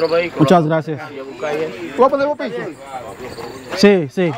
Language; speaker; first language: Spanish; non-native, learner; English